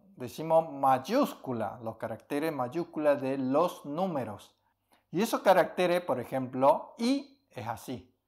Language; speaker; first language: Spanish; early bilingual, other home language; Chinese